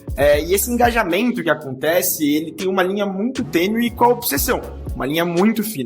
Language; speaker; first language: Portuguese; native; Portuguese